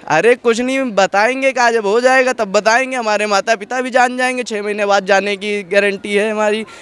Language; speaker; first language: Hindi; native; Hindi